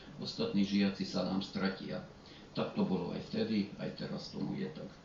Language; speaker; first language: Slovak; early bilingual, heritage; Slovak